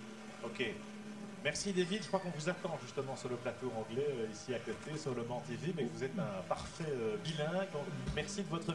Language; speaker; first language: French; native; French